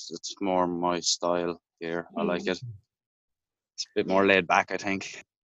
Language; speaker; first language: English; native; English